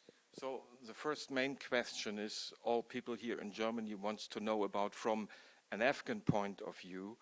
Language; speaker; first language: English; non-native, learner; German